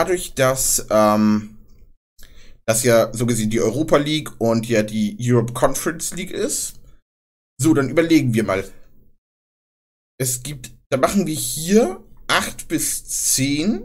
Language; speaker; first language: German; native; German